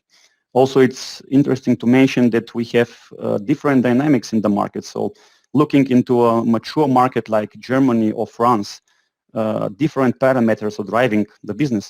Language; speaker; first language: English; non-native, fluent; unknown